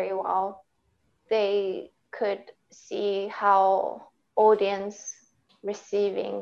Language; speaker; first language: English; non-native, fluent; Japanese